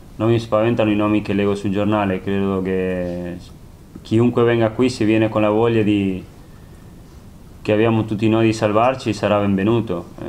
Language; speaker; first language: Italian; non-native, fluent; Spanish